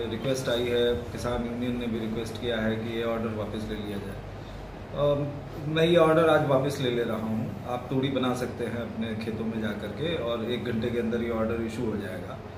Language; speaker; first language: Hindi; non-native, local second language; Punjabi